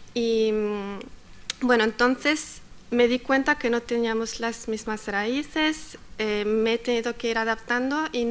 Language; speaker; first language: Spanish; non-native, fluent; Arabic